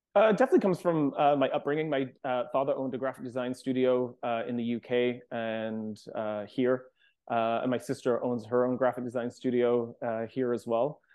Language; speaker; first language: English; native; English